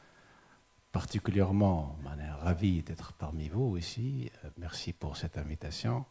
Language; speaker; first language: French; non-native, local second language; Arabic